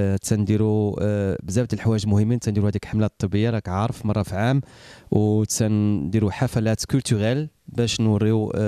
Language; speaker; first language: Arabic; early bilingual, heritage; Arabic